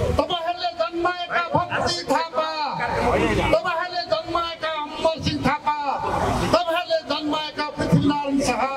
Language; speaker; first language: Nepali; native; Nepali